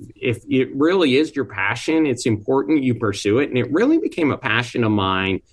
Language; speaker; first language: English; early bilingual, other home language; Hindi